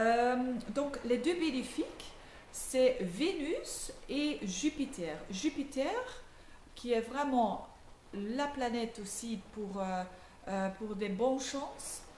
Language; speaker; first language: French; non-native, local second language; Dutch